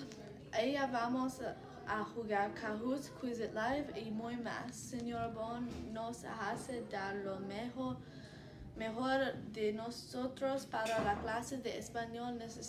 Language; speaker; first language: Spanish; non-native, learner; English